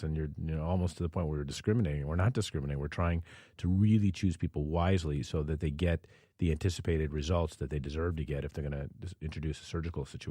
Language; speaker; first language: English; native; English